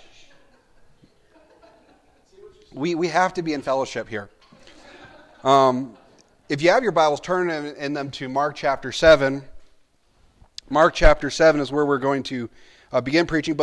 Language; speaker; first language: English; native; English